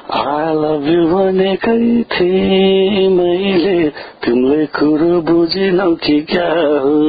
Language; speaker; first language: Nepali; native; Nepali